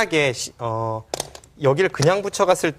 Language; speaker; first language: Korean; native; Korean